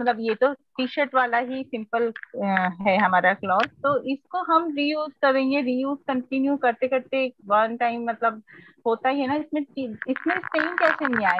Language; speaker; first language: Hindi; native; Hindi